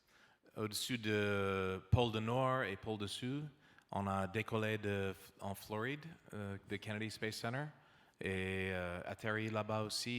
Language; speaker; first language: French; non-native, learner; English